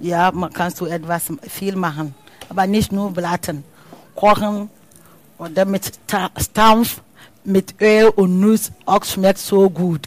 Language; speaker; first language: German; non-native, learner; Akan